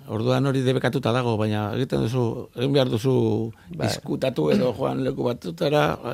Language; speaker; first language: Basque; non-native, local second language; Spanish